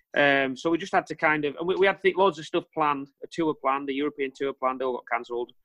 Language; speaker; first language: English; native; English